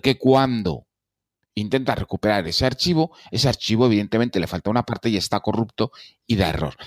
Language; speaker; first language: Spanish; native; Spanish